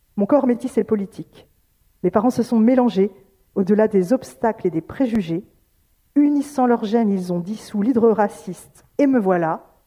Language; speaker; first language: French; native; French